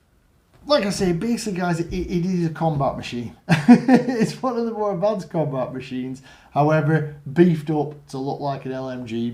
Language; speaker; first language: English; native; English